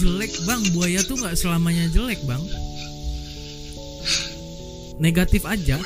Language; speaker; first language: Indonesian; native; Indonesian